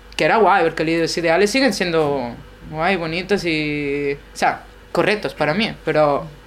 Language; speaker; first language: Spanish; non-native, fluent; Italian